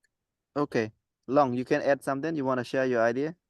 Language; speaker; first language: English; non-native, fluent; Khmer